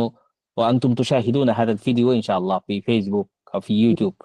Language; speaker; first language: Arabic; non-native, fluent; Bangla